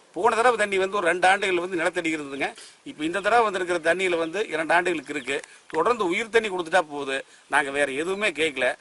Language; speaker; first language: Tamil; native; Tamil